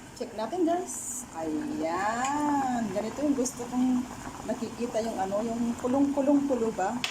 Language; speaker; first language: Filipino; non-native, local second language; Iloko